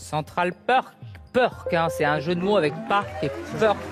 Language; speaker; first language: French; native; French